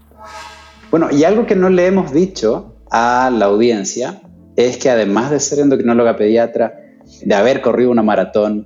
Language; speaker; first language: Spanish; native; Spanish